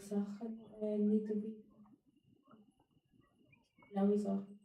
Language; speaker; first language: German; non-native, learner; Portuguese